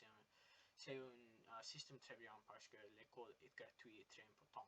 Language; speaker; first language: French; non-native, learner; English